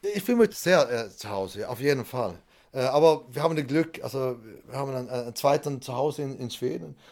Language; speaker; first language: German; non-native, fluent; Swedish